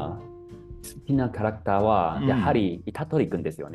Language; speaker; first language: Japanese; non-native, learner; Chinese